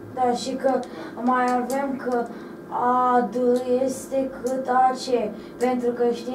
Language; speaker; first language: Romanian; native; Romanian